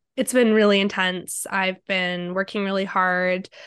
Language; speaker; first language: English; native; English